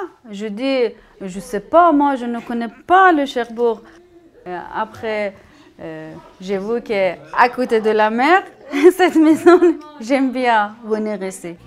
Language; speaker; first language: French; non-native, learner; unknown